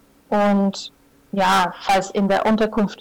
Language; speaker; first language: German; non-native, fluent; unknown